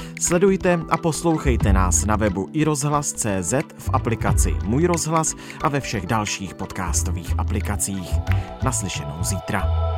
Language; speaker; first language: Czech; native; Czech